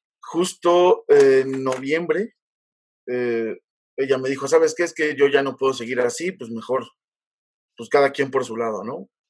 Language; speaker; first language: Spanish; native; Spanish